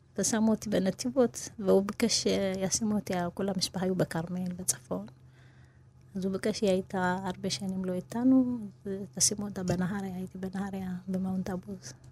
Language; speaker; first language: Hebrew; non-native, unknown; Amharic